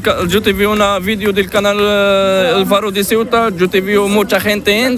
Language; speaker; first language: Spanish; non-native, learner; Arabic